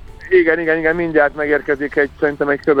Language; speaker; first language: Hungarian; native; Hungarian